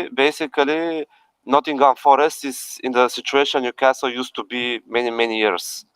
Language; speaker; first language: English; non-native, fluent; Bulgarian